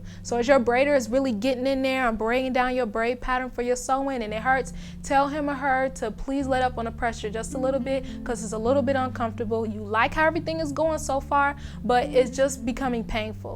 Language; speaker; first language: English; native; English